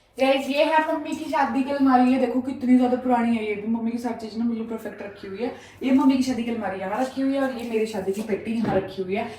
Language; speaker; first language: Hindi; native; Hindi